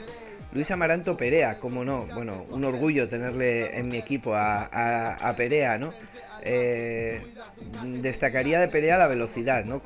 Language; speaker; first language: Spanish; native; Spanish